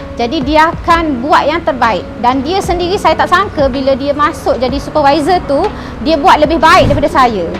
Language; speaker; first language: Malay; native; Malay